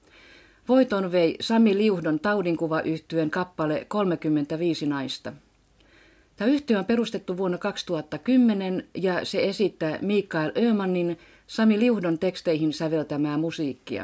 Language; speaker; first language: Finnish; native; Finnish